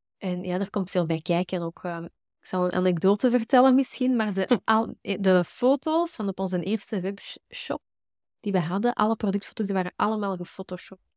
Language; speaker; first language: Dutch; native; Dutch